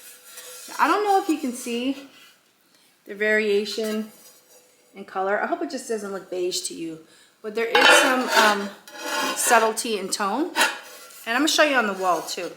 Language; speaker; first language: English; native; English